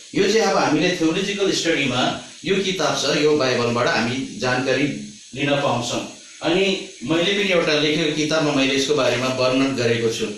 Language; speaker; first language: Nepali; native; Nepali